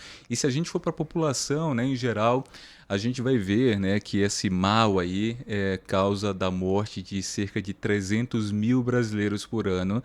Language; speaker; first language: Portuguese; native; Portuguese